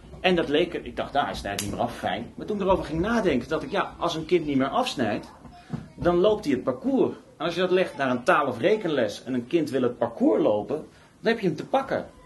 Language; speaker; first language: Dutch; native; Dutch